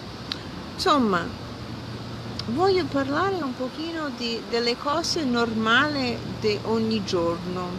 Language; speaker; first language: Italian; early bilingual, heritage; Italian